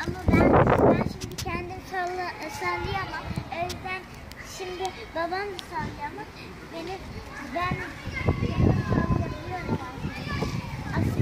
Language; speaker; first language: Turkish; early bilingual, heritage; Turkish